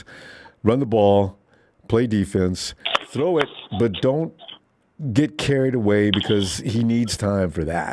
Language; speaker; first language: English; native; English